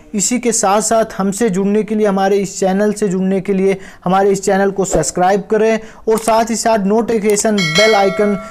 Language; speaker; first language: Hindi; native; Hindi